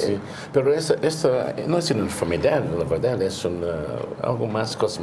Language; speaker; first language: Spanish; non-native, learner; English